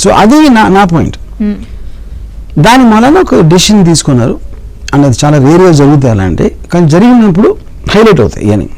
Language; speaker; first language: Telugu; native; Telugu